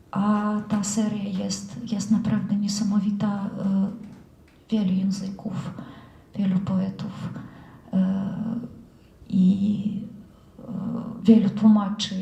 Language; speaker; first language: Polish; non-native, fluent; Russian